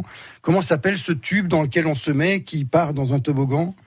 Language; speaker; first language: French; native; French